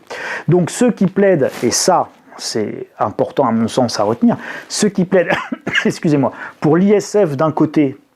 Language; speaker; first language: French; native; French